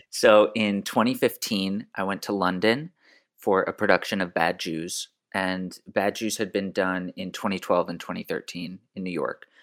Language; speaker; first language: English; early bilingual, other home language; French